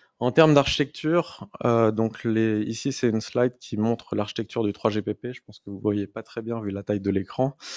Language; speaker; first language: French; native; French